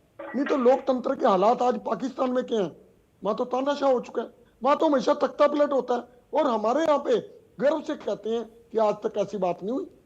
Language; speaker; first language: Hindi; native; Hindi